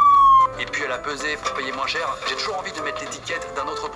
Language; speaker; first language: French; native; French